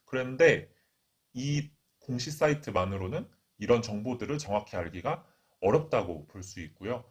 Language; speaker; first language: Korean; native; Korean